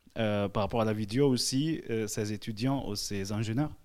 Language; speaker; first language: French; non-native, fluent; Arabic